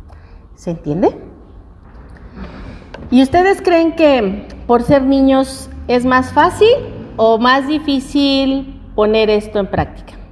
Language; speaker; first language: Spanish; native; Spanish